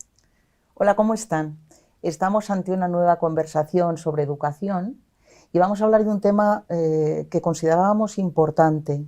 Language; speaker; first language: Spanish; native; Spanish